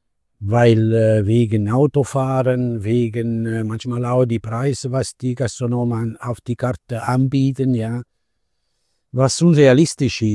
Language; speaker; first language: German; non-native, fluent; Italian